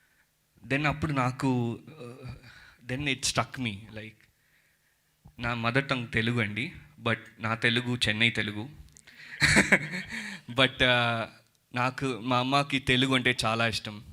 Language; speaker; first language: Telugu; early bilingual, heritage; Telugu